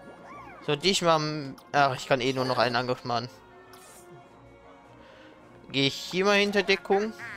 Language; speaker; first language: German; native; German